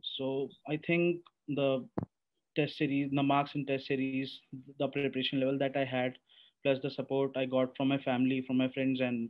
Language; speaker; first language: English; non-native, local second language; Hindi